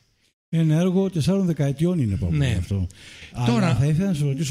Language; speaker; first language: Greek; native; Greek